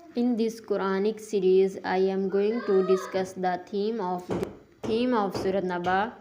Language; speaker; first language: English; non-native, local second language; Urdu